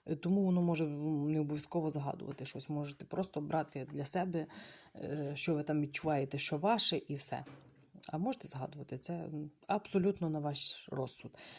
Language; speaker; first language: Ukrainian; non-native, local second language; Russian